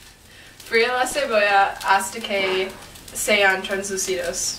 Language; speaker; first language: Spanish; non-native, learner; English